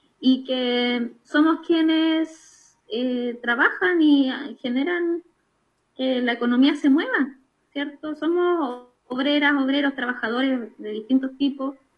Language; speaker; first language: Spanish; native; Spanish